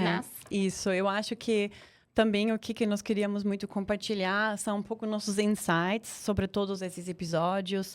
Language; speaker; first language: Portuguese; non-native, fluent; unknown